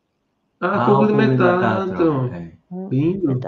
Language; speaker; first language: Spanish; non-native, learner; Portuguese